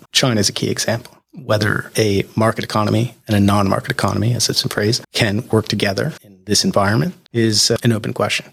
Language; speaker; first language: English; native; English